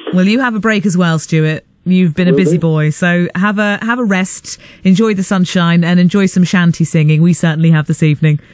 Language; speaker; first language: English; native; English